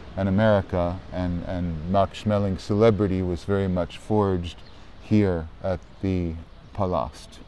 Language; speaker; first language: English; native; English